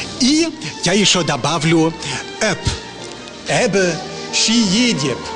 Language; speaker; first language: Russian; non-native, learner; German